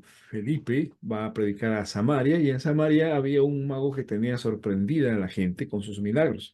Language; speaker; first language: Spanish; native; Spanish